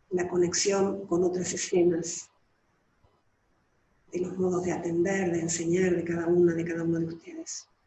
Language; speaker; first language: Spanish; native; Spanish